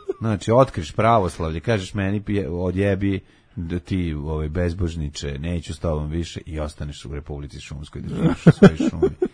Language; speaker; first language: Serbian; native; Serbian